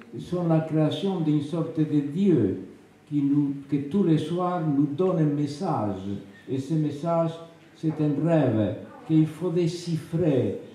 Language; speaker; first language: French; non-native, fluent; Spanish